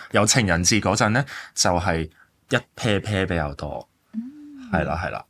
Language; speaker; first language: Cantonese; native; Cantonese